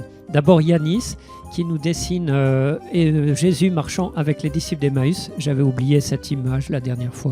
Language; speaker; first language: French; native; French